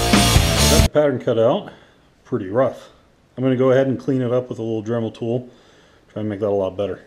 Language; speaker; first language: English; native; English